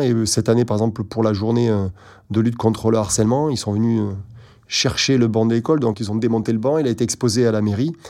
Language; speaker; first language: French; native; French